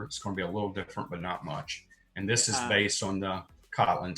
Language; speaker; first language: English; native; English